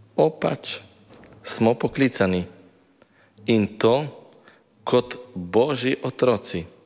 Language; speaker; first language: Slovenian; native; Slovenian